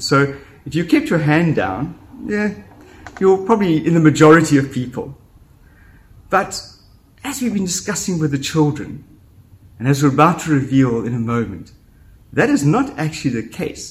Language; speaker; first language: English; native; English